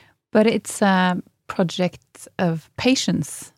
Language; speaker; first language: English; non-native, fluent; Norwegian